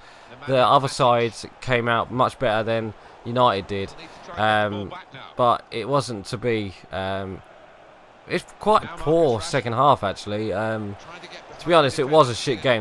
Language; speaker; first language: English; native; English